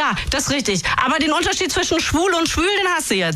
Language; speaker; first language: German; native; German